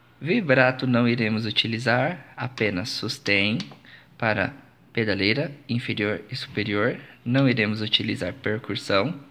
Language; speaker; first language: Portuguese; native; Portuguese